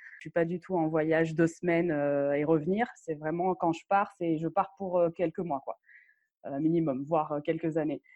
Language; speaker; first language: French; non-native, local second language; Arabic